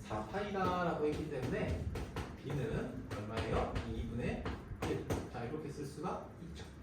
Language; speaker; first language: Korean; native; Korean